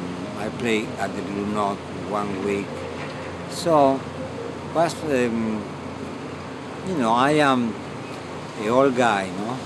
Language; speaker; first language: English; non-native, fluent; Spanish